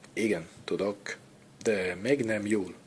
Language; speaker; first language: Hungarian; non-native, learner; English